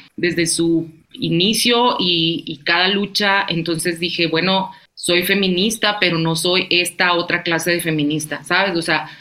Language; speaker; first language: Spanish; native; Spanish